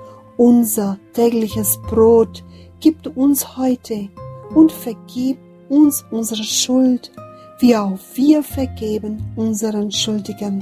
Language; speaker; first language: German; non-native, fluent; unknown